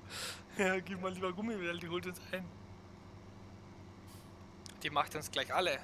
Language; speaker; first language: German; native; German